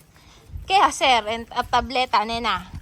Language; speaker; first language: Spanish; non-native, learner; Filipino